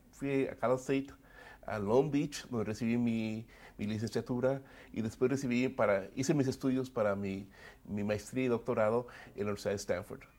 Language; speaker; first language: Spanish; early bilingual, other home language; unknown